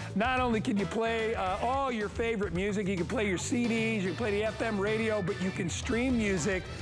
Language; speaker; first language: English; native; English